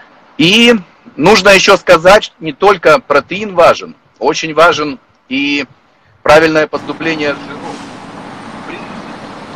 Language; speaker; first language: Russian; native; Russian